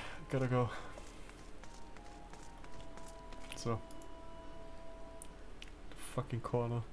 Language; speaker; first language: English; non-native, fluent; German